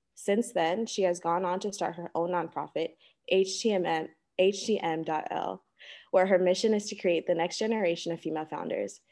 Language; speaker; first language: English; native; English